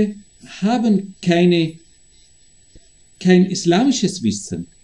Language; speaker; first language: German; non-native, fluent; Arabic